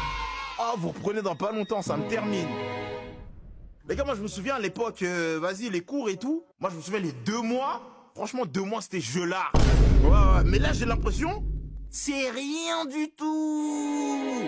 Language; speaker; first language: French; native; French